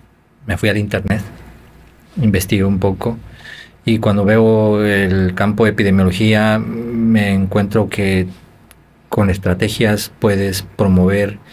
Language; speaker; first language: Spanish; native; Spanish